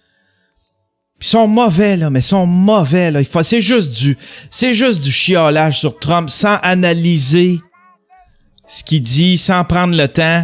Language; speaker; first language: French; native; French